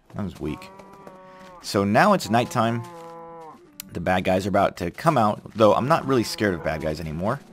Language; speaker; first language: English; native; English